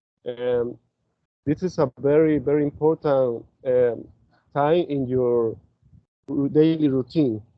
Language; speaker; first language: English; non-native, learner; Spanish